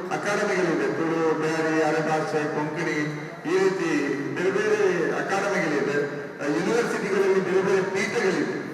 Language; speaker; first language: Kannada; non-native, local second language; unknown